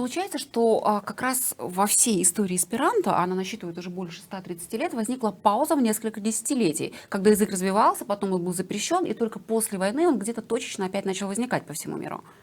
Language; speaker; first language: Russian; native; Russian